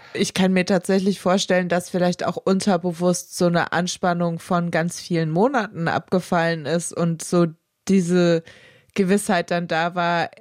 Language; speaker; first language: German; native; German